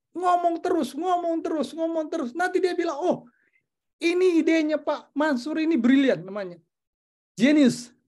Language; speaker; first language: Indonesian; non-native, local second language; Buginese